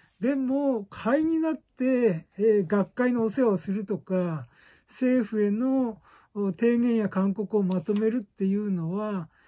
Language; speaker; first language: Japanese; native; Japanese